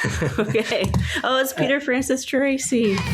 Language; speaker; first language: English; native; English